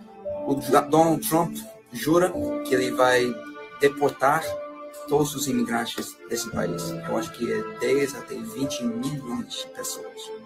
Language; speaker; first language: Portuguese; non-native, fluent; English